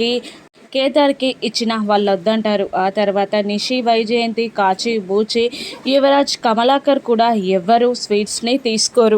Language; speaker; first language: Telugu; native; Telugu